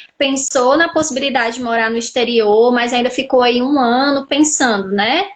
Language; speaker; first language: Portuguese; native; Portuguese